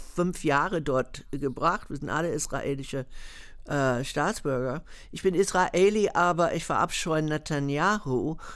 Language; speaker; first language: German; non-native, fluent; English